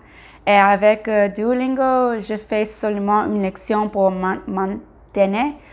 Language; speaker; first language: French; non-native, learner; English